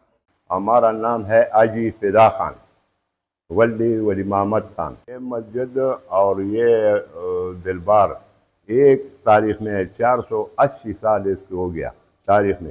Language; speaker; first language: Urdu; non-native, local second language; Pashto